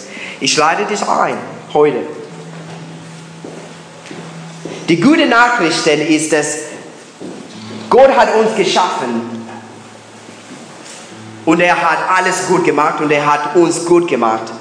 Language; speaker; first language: German; non-native, learner; English